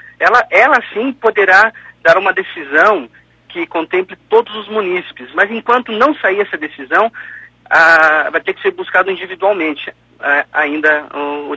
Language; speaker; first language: Portuguese; native; Portuguese